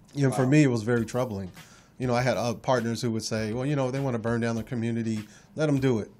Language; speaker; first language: English; native; English